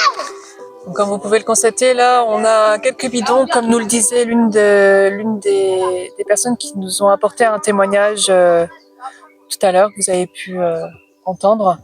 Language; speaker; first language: French; native; French